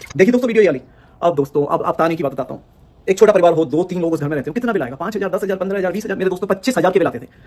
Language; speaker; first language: Hindi; native; Hindi